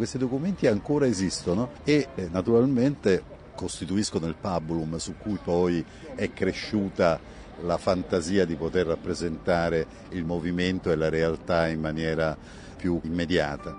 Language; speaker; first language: Italian; native; Italian